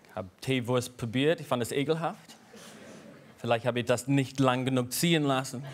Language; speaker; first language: German; non-native, fluent; English